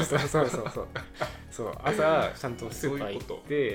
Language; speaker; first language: Japanese; native; Japanese